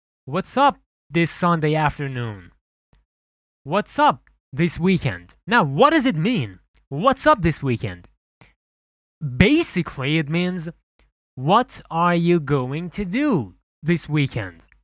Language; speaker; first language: English; non-native, fluent; Persian